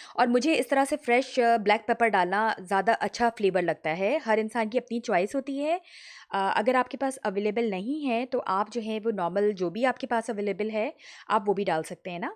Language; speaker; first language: Urdu; native; Urdu